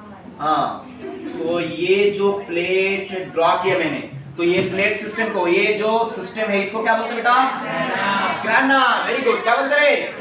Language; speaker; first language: Hindi; non-native, local second language; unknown